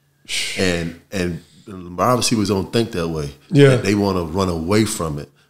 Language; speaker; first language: English; native; English